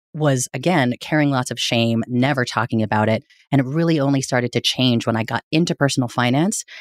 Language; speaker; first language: English; early bilingual, other home language; Filipino